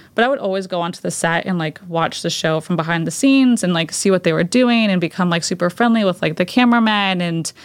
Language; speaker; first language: English; native; English